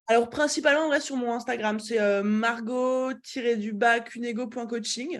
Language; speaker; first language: French; native; French